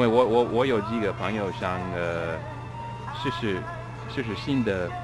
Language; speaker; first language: Chinese; non-native, fluent; English